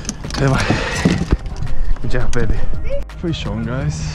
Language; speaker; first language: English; non-native, learner; Ukrainian